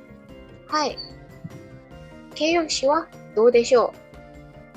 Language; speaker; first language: Japanese; non-native, learner; Indonesian